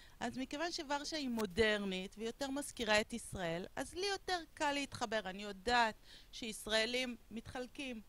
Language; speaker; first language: Hebrew; non-native, fluent; Spanish